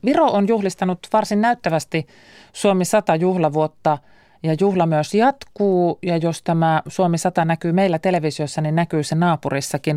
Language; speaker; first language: Finnish; native; Finnish